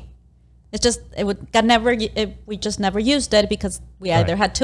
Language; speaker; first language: English; non-native, fluent; Spanish